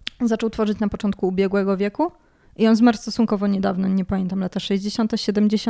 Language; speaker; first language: Polish; native; Polish